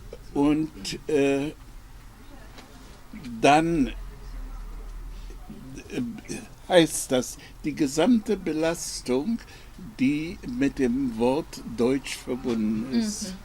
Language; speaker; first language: German; non-native, fluent; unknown